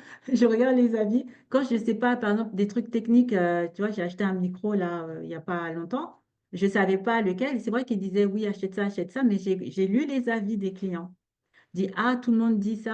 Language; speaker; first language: French; native; French